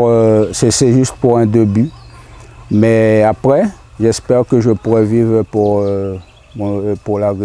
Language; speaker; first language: French; non-native, local second language; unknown